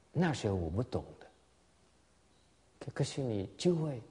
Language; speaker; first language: Chinese; non-native, learner; Vietnamese